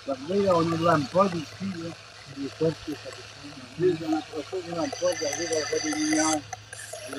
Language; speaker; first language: French; native; French